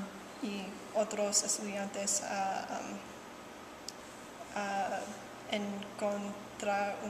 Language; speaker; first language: Spanish; non-native, learner; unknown